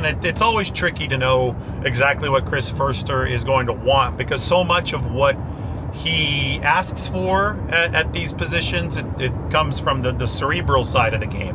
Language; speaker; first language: English; native; English